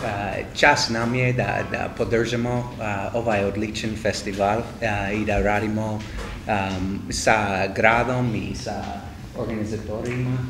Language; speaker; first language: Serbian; non-native, learner; English